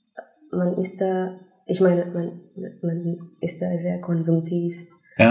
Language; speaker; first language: German; non-native, fluent; Indonesian